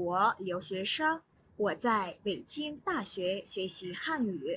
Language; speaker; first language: Chinese; non-native, fluent; Vietnamese